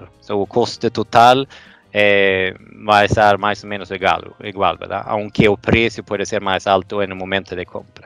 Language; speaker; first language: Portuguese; non-native, fluent; Swedish